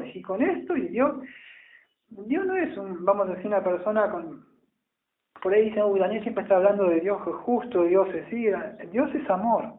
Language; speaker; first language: Spanish; native; Spanish